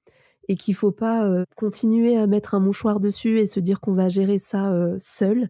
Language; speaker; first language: French; native; French